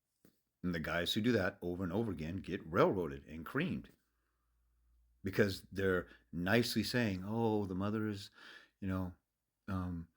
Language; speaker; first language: English; native; English